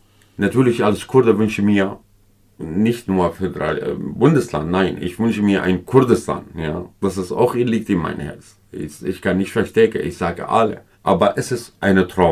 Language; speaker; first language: German; non-native, fluent; Kurdish